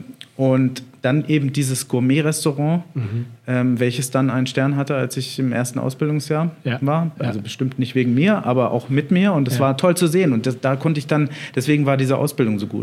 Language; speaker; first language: German; native; German